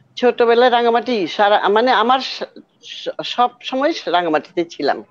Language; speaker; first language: Bangla; non-native, local second language; Chakma